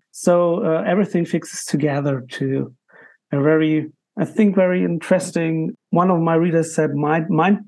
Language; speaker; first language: English; non-native, fluent; German